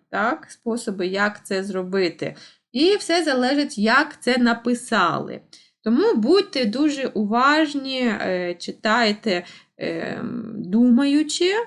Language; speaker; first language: Ukrainian; non-native, local second language; Russian